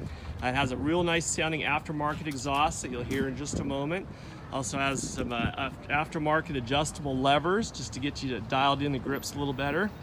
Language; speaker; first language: English; native; English